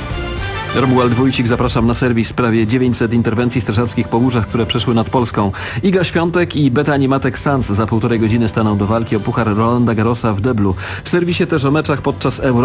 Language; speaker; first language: Polish; native; Polish